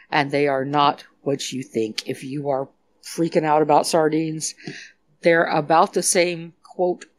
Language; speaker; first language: English; native; English